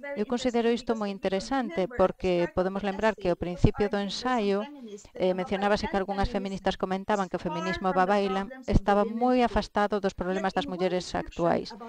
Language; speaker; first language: Galician; non-native, fluent; Filipino